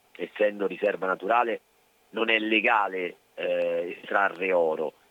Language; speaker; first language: Italian; native; Italian